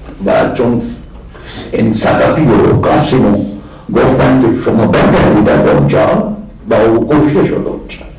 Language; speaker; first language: Persian; non-native, fluent; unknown